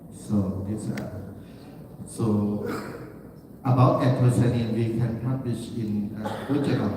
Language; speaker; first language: English; non-native, learner; Thai